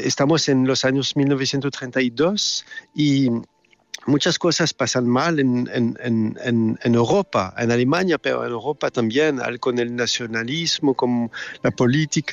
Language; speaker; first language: Spanish; non-native, learner; French